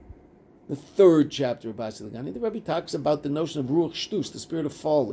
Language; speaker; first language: English; native; English